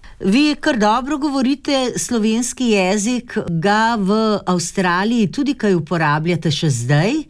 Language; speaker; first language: Slovenian; native; Slovenian